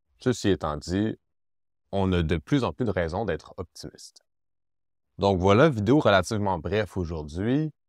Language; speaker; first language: French; native; French